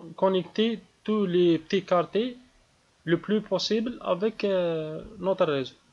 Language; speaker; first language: French; non-native, local second language; Arabic